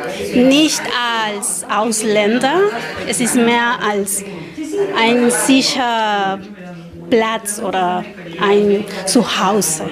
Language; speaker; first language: German; non-native, learner; Spanish